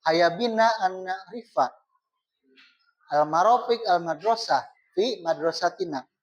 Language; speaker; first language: Arabic; non-native, learner; Indonesian